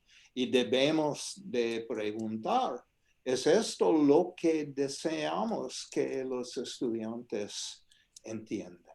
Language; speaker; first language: Spanish; non-native, fluent; English